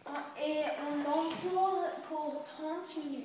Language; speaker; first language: French; early bilingual, other home language; English